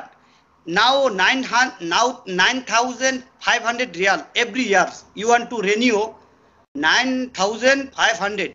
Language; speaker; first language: English; non-native, learner; Bangla